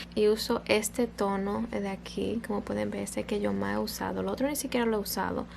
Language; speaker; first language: Spanish; early bilingual, other home language; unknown